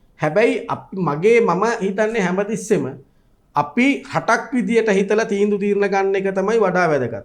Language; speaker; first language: Sinhala; native; Sinhala